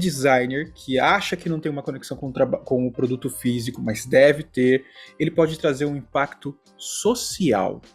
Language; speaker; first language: Portuguese; native; Portuguese